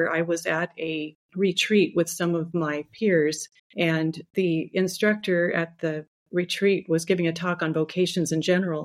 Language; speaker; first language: English; native; English